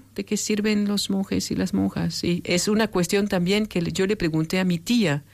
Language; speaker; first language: Spanish; non-native, fluent; French